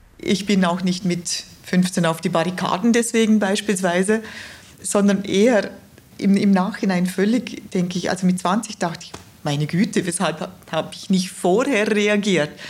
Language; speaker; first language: German; native; German